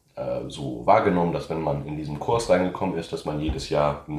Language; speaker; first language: German; early bilingual, heritage; English